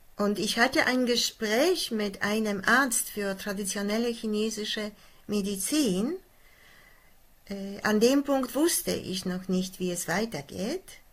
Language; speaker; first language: German; non-native, fluent; Polish